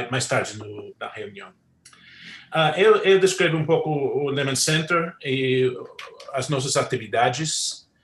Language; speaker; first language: Portuguese; non-native, fluent; English